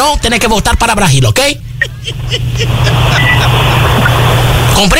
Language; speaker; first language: Spanish; non-native, learner; Portuguese